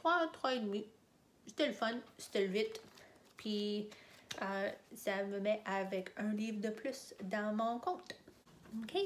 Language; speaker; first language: French; non-native, fluent; English